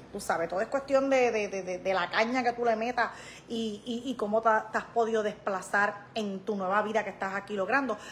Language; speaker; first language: Spanish; native; Spanish